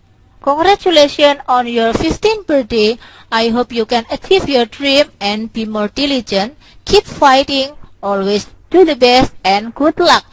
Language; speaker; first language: English; non-native, local second language; Indonesian